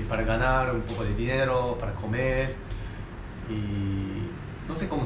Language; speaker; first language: Spanish; non-native, learner; Japanese